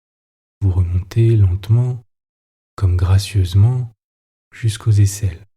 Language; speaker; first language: French; native; French